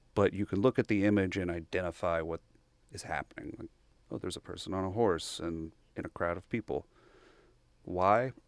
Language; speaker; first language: English; native; English